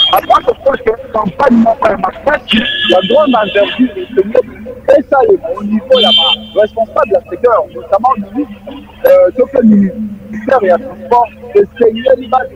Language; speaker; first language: French; non-native, local second language; Lingala